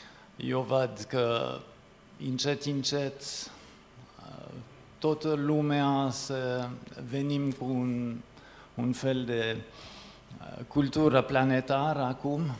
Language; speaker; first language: Romanian; non-native, fluent; French